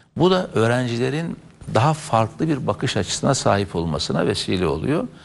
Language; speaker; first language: Turkish; native; Turkish